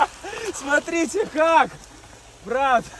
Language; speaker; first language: Russian; native; Russian